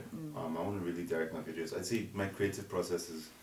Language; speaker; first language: English; non-native, local second language; Yoruba